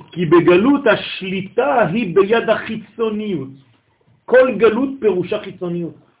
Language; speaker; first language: Hebrew; non-native, fluent; French